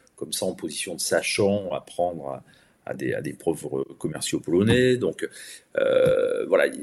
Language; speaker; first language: French; native; French